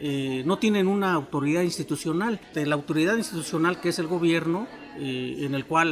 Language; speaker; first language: Spanish; native; Spanish